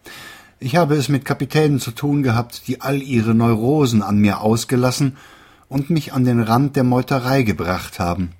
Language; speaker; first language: German; native; German